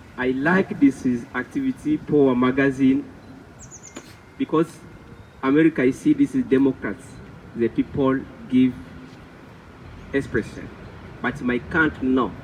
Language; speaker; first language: English; non-native, local second language; French